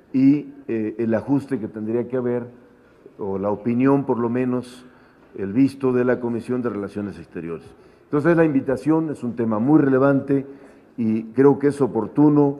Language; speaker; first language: Spanish; native; Spanish